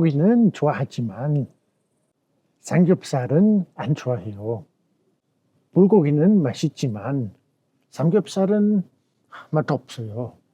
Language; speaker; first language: Korean; non-native, learner; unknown